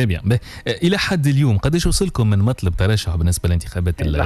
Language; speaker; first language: Arabic; native; Arabic